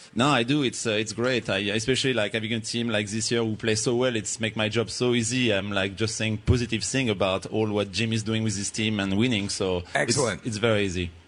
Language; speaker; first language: English; non-native, fluent; French